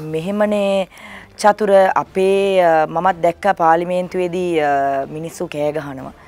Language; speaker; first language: Sinhala; native; Sinhala